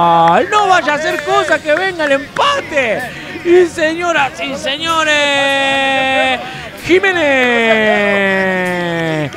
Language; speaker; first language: Spanish; native; Spanish